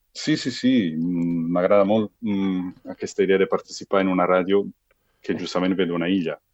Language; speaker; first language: Catalan; non-native, local second language; Italian